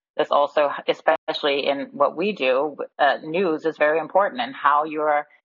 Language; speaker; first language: English; non-native, fluent; Danish